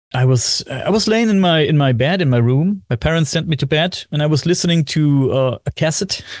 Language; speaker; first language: English; non-native, fluent; German